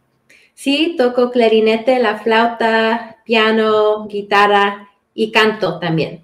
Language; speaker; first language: Spanish; early bilingual, heritage; Spanish